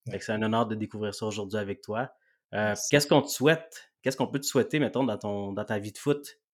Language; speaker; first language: French; native; French